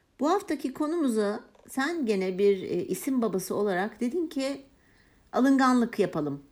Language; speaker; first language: Turkish; native; Turkish